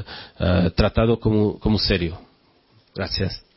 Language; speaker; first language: Spanish; non-native, learner; Czech